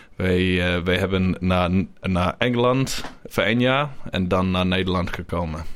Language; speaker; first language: Dutch; non-native, learner; English